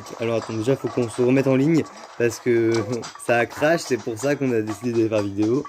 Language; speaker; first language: French; native; French